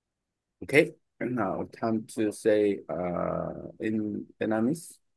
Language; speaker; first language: English; non-native, learner; Korean